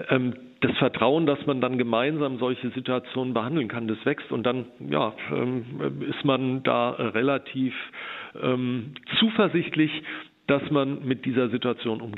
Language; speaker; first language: German; native; German